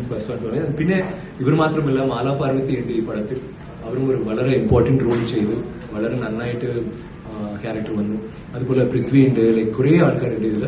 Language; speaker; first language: Malayalam; non-native, learner; Tamil